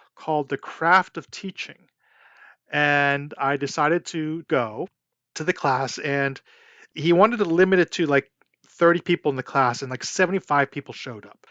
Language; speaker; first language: English; early bilingual, other home language; Chinese